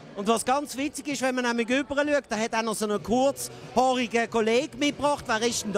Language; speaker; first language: German; native; German